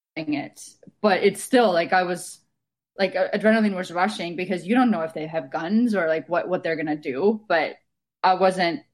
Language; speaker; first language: English; non-native, fluent; Estonian